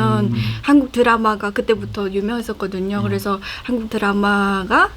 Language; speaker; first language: Korean; non-native, fluent; Khmer